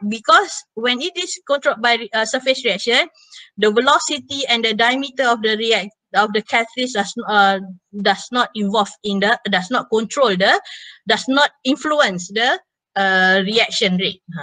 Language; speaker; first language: English; non-native, local second language; Malay